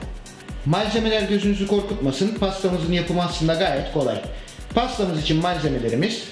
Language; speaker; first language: Turkish; native; Turkish